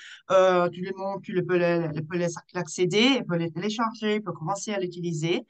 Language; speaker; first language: French; non-native, fluent; Italian